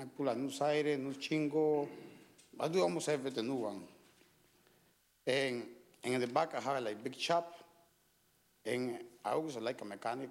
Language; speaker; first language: English; non-native, learner; Spanish